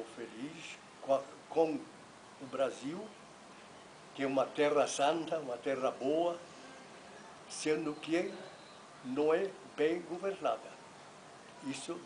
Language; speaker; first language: Portuguese; non-native, fluent; Italian